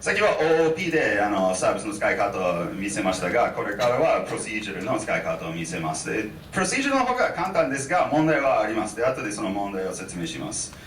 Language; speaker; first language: Japanese; non-native, fluent; English